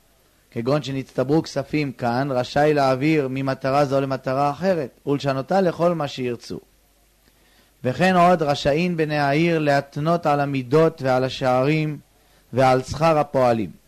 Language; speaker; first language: Hebrew; native; Hebrew